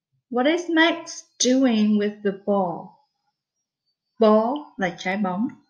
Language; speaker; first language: English; non-native, fluent; Vietnamese